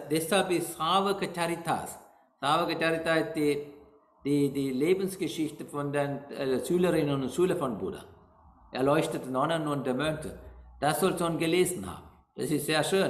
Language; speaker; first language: German; non-native, learner; Sinhala